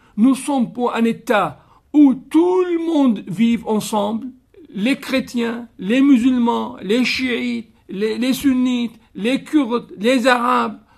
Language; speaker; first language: French; non-native, fluent; Arabic